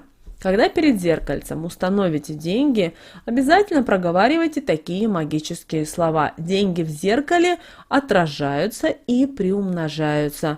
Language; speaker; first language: Russian; native; Russian